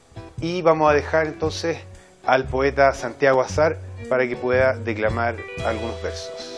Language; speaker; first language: Spanish; native; Spanish